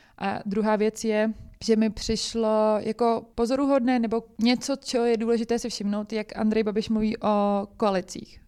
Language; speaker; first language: Czech; native; Czech